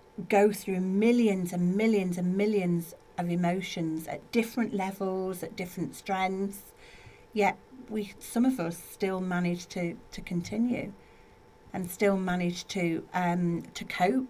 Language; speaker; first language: English; native; English